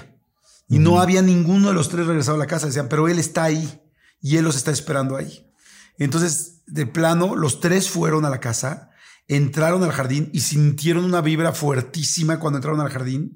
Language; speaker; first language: Spanish; native; Spanish